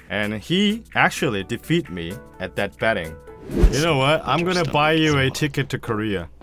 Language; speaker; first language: English; non-native, fluent; Korean